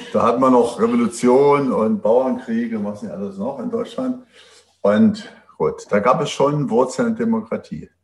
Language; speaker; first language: German; native; German